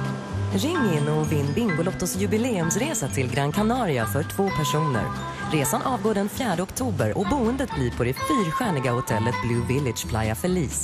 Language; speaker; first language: Swedish; native; Swedish